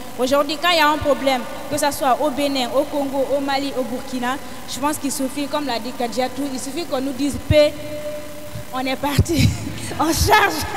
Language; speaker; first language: French; non-native, local second language; Fula